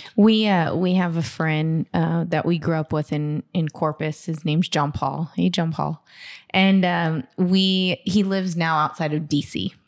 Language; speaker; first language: English; early bilingual, other home language; Filipino